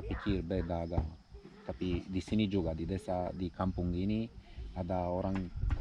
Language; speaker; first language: Indonesian; non-native, learner; Romanian